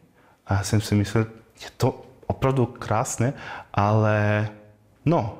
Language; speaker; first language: Czech; non-native, learner; German